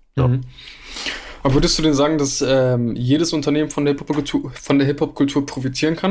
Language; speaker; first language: German; native; German